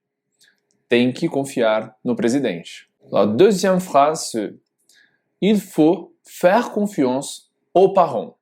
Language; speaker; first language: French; non-native, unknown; Portuguese